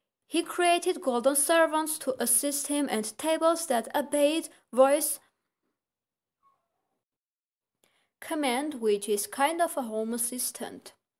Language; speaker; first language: English; non-native, fluent; Armenian